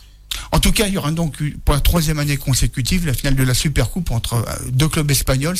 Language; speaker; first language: French; native; French